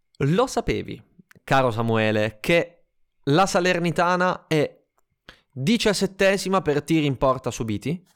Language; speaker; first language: Italian; native; Italian